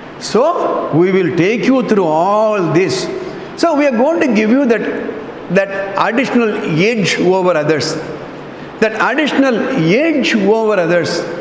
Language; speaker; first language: English; non-native, local second language; Tamil